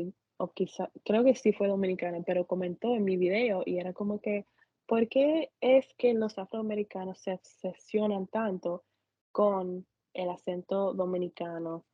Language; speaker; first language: Spanish; non-native, fluent; English